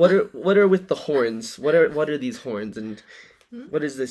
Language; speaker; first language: English; native; English